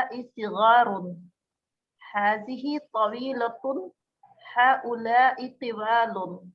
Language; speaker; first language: Arabic; non-native, learner; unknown